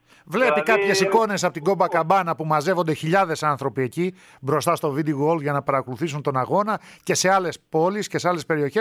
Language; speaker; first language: Greek; native; Greek